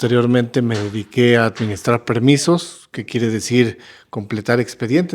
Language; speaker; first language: Spanish; native; Spanish